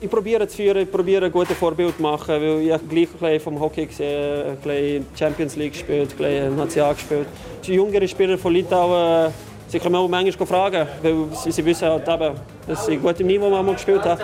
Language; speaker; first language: German; non-native, fluent; Lithuanian